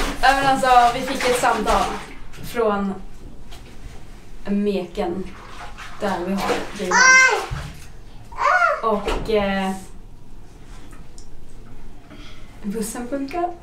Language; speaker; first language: Swedish; native; Swedish